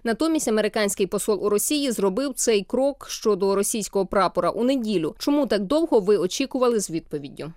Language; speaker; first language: Ukrainian; native; Ukrainian